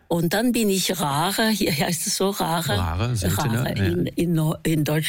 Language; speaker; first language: German; non-native, fluent; Norwegian